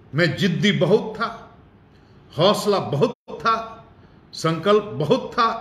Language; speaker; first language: Hindi; native; Hindi